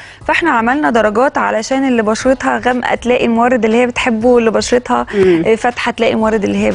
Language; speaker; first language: Arabic; native; Arabic